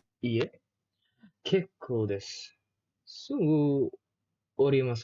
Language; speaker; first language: Japanese; non-native, learner; Malay